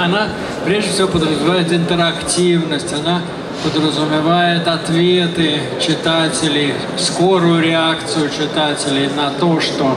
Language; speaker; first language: Russian; native; Russian